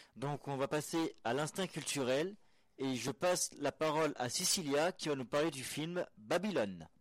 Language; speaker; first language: French; native; French